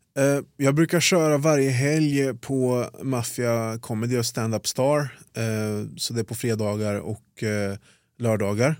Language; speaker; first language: Swedish; early bilingual, other home language; Bosnian